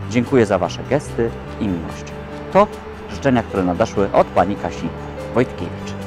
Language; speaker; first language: Polish; native; Polish